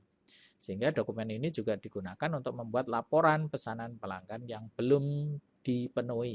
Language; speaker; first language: Indonesian; native; Indonesian